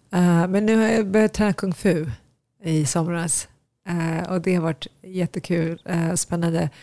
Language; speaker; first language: Swedish; early bilingual, other home language; Tigrinya